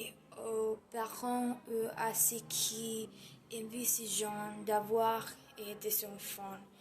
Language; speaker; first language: French; non-native, learner; Spanish